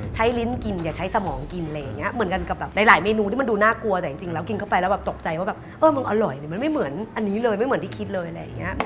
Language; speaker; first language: Thai; non-native, local second language; Lao